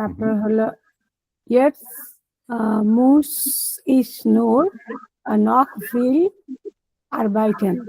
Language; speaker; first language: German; non-native, learner; Bangla